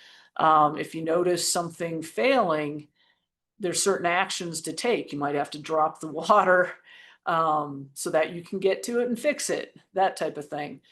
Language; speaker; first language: English; native; English